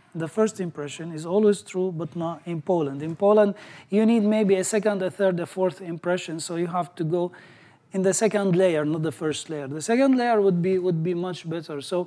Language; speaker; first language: English; non-native, fluent; Arabic